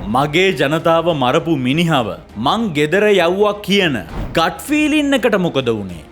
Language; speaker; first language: Sinhala; native; Sinhala